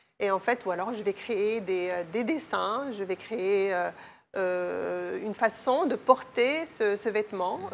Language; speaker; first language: French; non-native, local second language; Arabic